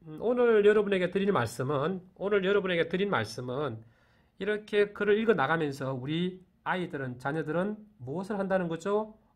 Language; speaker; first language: Korean; native; Korean